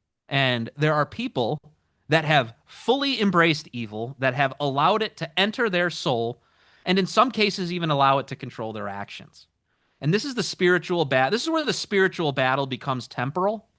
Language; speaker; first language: English; native; English